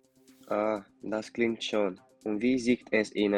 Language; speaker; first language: German; non-native, learner; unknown